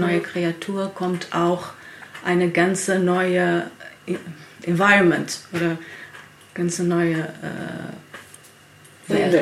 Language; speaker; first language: German; non-native, learner; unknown